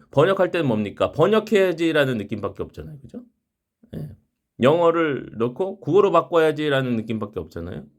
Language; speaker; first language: Korean; native; Korean